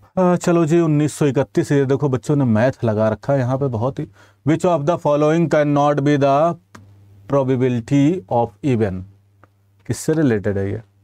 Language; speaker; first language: Hindi; native; Hindi